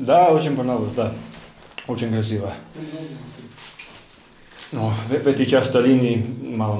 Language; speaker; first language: Russian; non-native, fluent; English